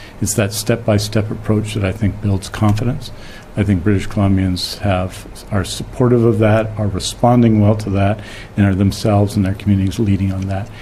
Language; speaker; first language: English; native; English